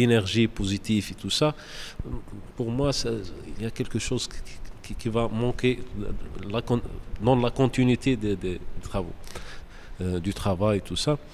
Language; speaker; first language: French; non-native, local second language; Arabic